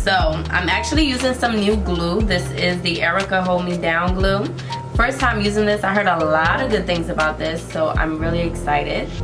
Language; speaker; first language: English; native; English